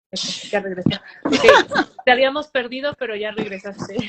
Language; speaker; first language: Spanish; native; Spanish